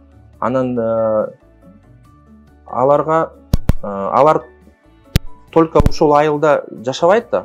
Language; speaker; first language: Kyrgyz; non-native, local second language; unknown